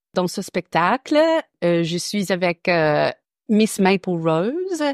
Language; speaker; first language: French; non-native, learner; English